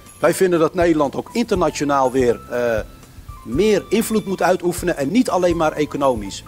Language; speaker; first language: Dutch; early bilingual, other home language; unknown